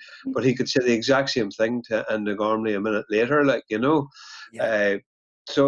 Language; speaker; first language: English; native; English